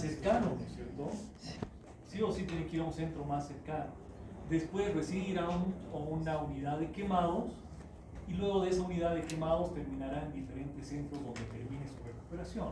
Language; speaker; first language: Spanish; native; Spanish